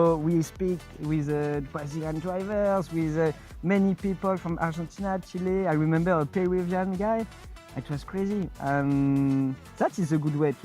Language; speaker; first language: English; non-native, fluent; French